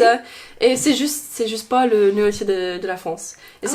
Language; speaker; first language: French; non-native, fluent; English